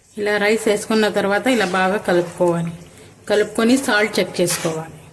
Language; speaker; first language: Telugu; non-native, local second language; Urdu